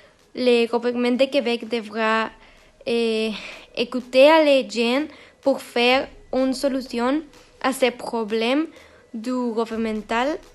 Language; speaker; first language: French; non-native, learner; Spanish